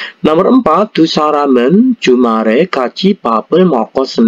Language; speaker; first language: Korean; non-native, fluent; Indonesian